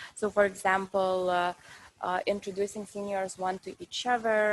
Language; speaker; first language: English; non-native, fluent; Lithuanian